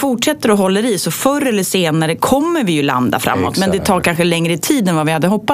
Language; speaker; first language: Swedish; native; Swedish